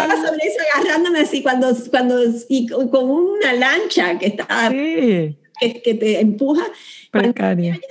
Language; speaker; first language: Spanish; native; Spanish